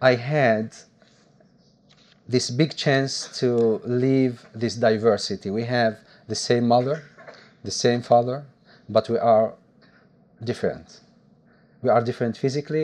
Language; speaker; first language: English; non-native, fluent; Arabic